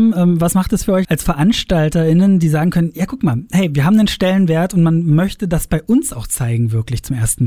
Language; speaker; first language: German; native; German